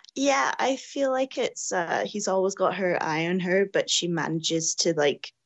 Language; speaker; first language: English; native; English